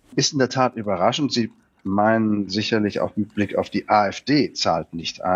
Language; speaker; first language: German; native; German